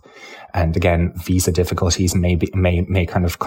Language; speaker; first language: English; non-native, local second language; Lithuanian